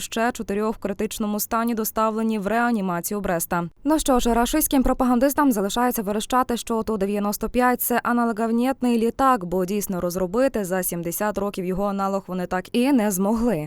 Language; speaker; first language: Ukrainian; native; Ukrainian